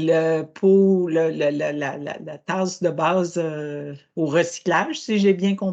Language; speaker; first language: French; native; French